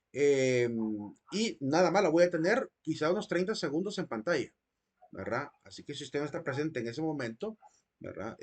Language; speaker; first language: Spanish; native; Spanish